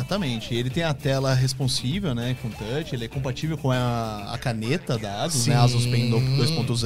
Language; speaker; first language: Portuguese; native; Portuguese